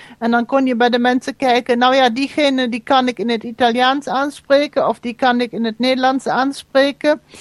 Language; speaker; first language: Dutch; non-native, fluent; German